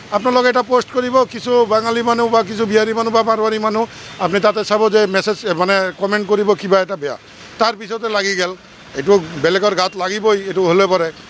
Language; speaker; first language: Assamese; non-native, local second language; Bangla